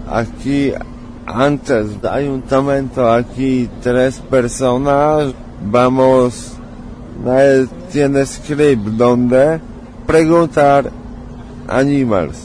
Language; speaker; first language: Spanish; non-native, learner; Polish